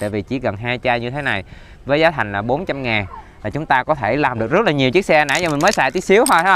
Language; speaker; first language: Vietnamese; native; Vietnamese